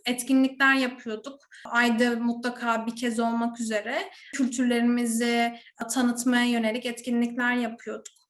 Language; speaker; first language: Turkish; native; Turkish